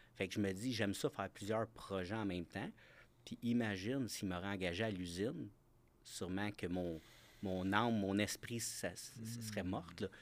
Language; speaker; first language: French; native; French